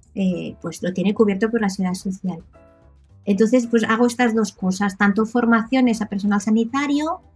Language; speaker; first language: Spanish; non-native, local second language; Catalan